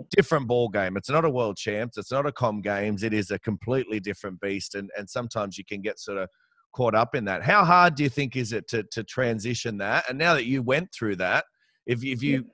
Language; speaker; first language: English; native; English